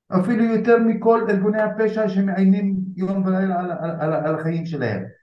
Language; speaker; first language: Hebrew; non-native, local second language; Arabic